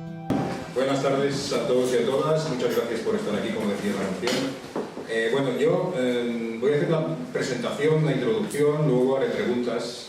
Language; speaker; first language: Spanish; native; Spanish